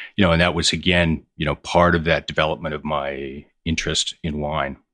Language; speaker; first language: English; native; English